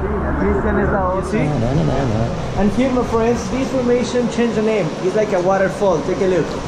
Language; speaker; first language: English; non-native, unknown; Spanish